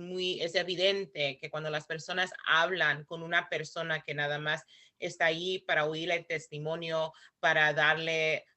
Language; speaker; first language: Spanish; early bilingual, heritage; Spanish